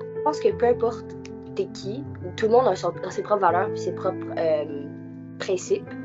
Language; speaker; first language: French; native; French